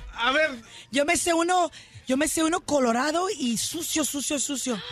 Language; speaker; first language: Spanish; early bilingual, heritage; Spanish